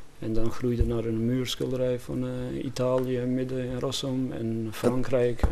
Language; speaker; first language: Dutch; non-native, fluent; Albanian